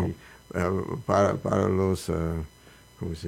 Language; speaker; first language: Spanish; non-native, learner; English